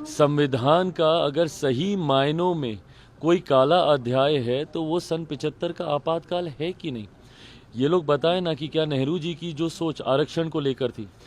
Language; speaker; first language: Hindi; native; Hindi